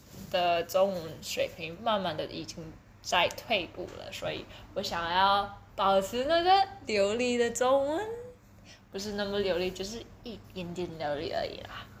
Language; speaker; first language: Chinese; early bilingual, heritage; Chinese